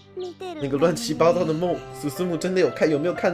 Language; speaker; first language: Chinese; native; Chinese